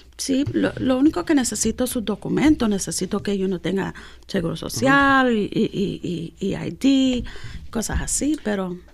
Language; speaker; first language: Spanish; early bilingual, heritage; Spanish